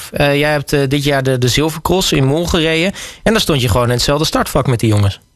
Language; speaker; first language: Dutch; native; Dutch